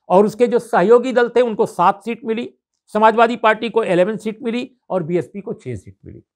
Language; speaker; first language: Hindi; native; Hindi